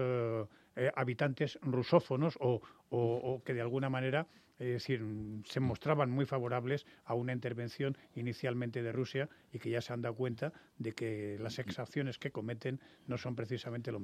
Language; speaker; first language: Spanish; native; Spanish